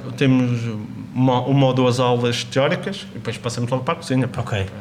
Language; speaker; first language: Portuguese; native; Portuguese